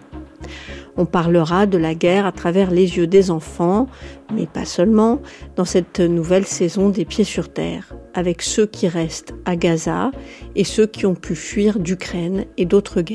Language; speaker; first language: French; native; French